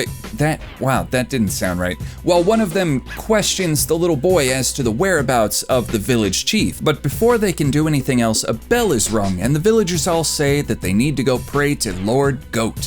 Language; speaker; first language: English; native; English